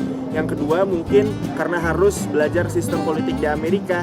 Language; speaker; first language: Indonesian; native; Indonesian